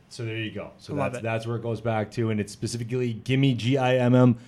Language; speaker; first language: English; native; English